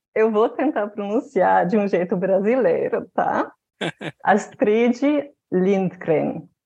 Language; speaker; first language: Portuguese; non-native, fluent; German